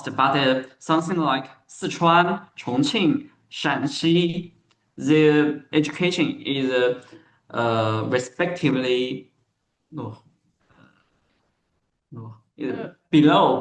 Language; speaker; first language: English; non-native, learner; Chinese